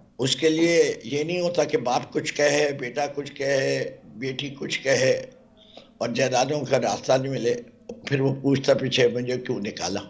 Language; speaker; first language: Urdu; native; Urdu